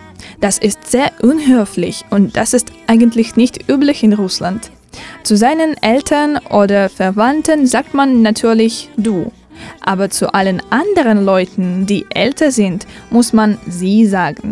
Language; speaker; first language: German; non-native, fluent; Russian